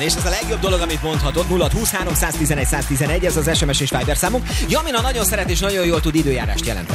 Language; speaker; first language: Hungarian; native; Hungarian